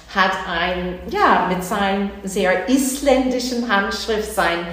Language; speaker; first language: German; non-native, fluent; English